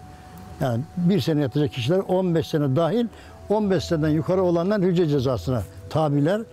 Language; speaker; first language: Turkish; native; Turkish